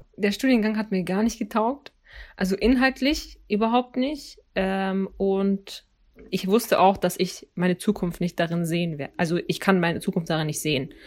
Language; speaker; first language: German; early bilingual, other home language; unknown